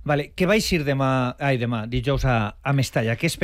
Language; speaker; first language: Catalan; native; Catalan